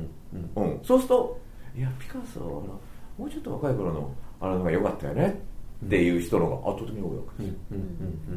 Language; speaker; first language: Japanese; native; Japanese